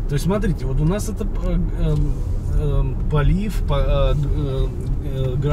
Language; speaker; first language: Russian; native; Russian